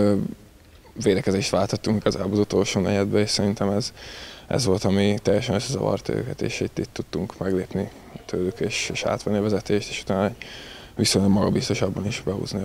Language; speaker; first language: Hungarian; native; Hungarian